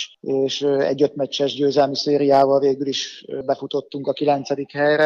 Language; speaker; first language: Hungarian; native; Hungarian